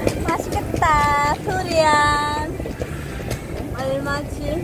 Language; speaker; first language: Korean; non-native, fluent; Khmer